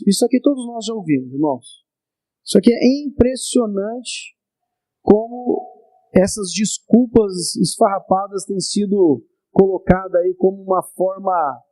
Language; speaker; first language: Portuguese; native; Portuguese